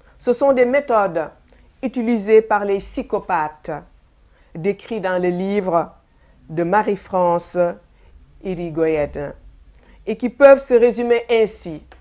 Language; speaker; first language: French; non-native, local second language; Wolof